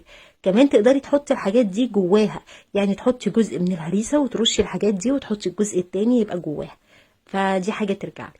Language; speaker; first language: Arabic; native; Arabic